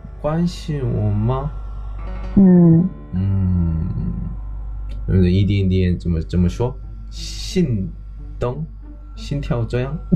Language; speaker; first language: Chinese; non-native, learner; Korean